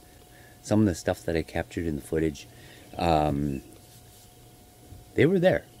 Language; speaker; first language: English; native; English